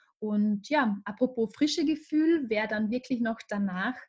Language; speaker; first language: German; native; German